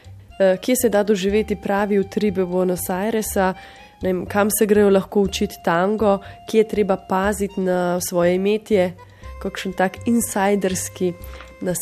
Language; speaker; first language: Slovenian; native; Slovenian